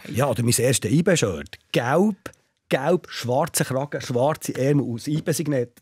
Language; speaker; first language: German; native; German